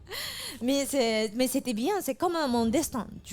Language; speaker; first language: French; non-native, fluent; Japanese